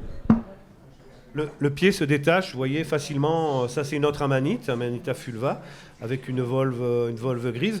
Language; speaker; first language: French; native; French